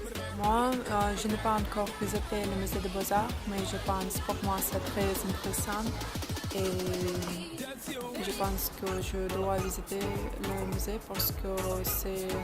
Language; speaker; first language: French; non-native, learner; Russian